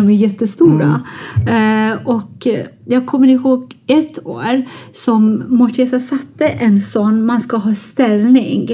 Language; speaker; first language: Swedish; non-native, fluent; Persian